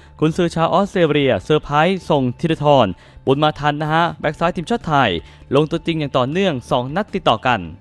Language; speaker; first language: Thai; native; Thai